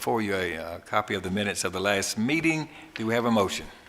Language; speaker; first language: English; native; English